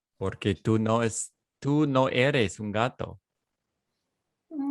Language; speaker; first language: Spanish; non-native, fluent; English